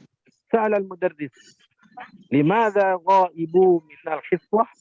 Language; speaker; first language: Arabic; non-native, learner; Indonesian